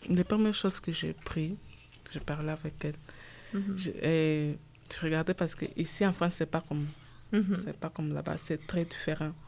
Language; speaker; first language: French; non-native, learner; Portuguese